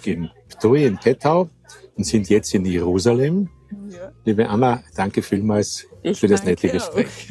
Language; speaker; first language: German; native; German